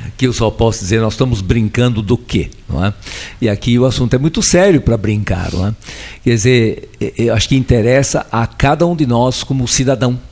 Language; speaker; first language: Portuguese; early bilingual, other home language; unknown